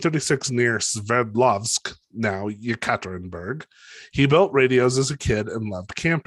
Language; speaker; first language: English; native; English